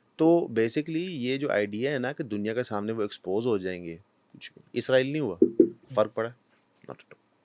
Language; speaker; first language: Urdu; non-native, local second language; Punjabi